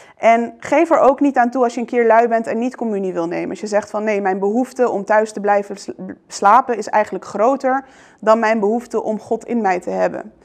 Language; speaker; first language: Dutch; early bilingual, other home language; Arabic